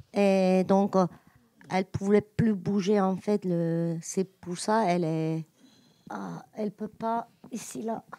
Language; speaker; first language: French; non-native, learner; Turkish